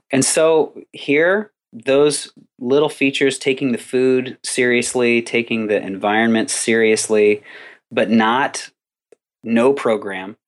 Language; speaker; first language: English; native; English